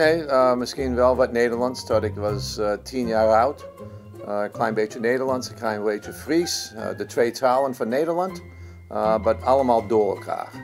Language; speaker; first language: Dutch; early bilingual, heritage; Dutch